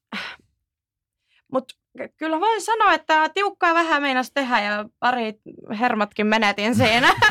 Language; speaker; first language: Finnish; native; Finnish